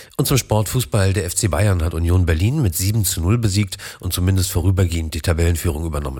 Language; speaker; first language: German; native; German